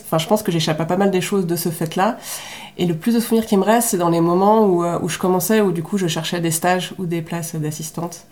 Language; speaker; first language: French; native; French